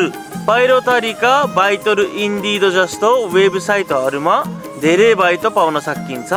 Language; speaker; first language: Nepali; non-native, fluent; Japanese